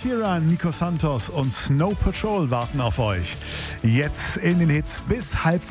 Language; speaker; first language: German; native; German